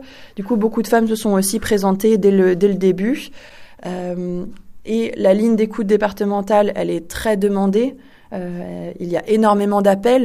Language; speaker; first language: French; native; French